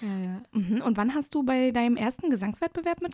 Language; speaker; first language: German; native; German